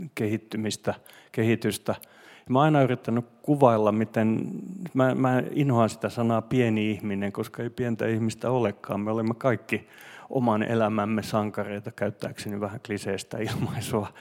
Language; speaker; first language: Finnish; non-native, local second language; Swedish